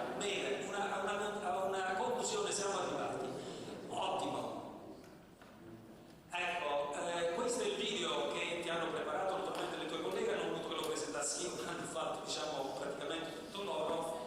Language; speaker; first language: Italian; native; Italian